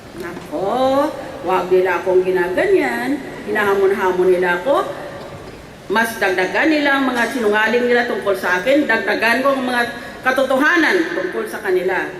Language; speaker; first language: Filipino; native; Filipino